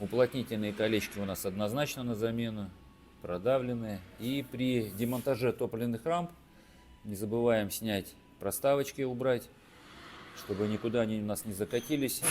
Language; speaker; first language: Russian; native; Russian